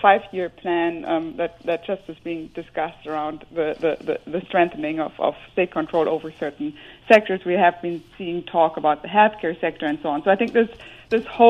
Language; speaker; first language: English; non-native, fluent; German